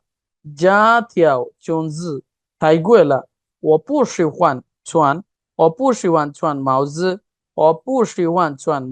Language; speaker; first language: Chinese; non-native, fluent; Bangla